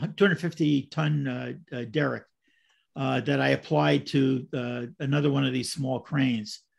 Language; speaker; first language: English; native; English